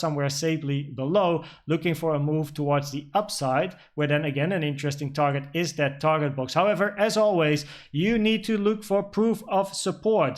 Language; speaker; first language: English; non-native, fluent; Dutch